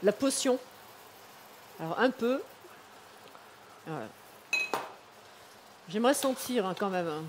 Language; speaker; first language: French; native; French